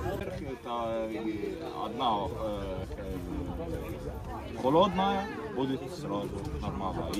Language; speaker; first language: Russian; non-native, learner; Arabic